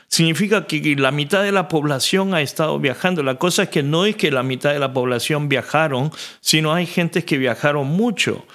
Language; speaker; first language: Spanish; native; Spanish